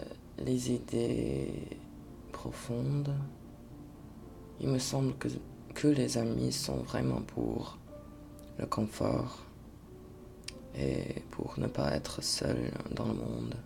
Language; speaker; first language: French; non-native, fluent; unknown